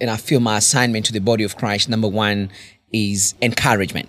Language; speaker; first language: English; non-native, local second language; Kikuyu